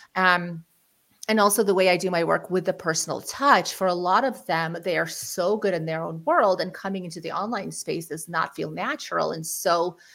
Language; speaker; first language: English; early bilingual, other home language; Ukrainian